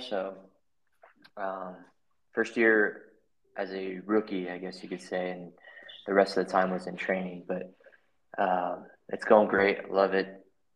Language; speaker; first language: English; native; English